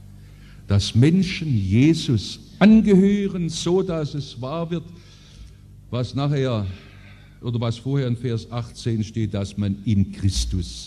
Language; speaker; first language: German; native; German